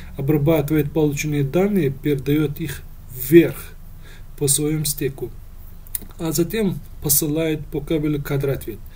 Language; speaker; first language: Russian; non-native, local second language; Uzbek